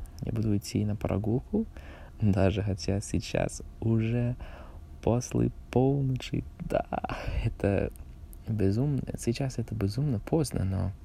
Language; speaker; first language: Russian; non-native, learner; English